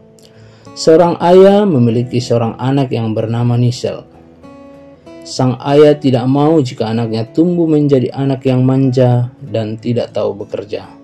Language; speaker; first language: Indonesian; native; Indonesian